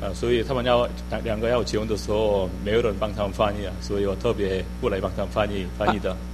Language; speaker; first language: Chinese; non-native, fluent; Korean